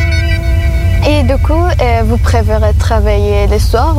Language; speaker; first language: French; non-native, learner; Persian